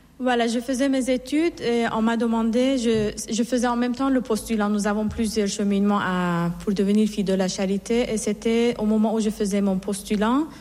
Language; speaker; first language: French; non-native, fluent; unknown